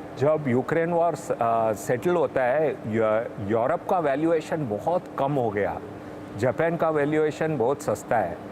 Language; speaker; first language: Hindi; non-native, local second language; Tamil